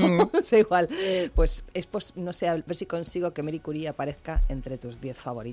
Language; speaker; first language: Spanish; native; Spanish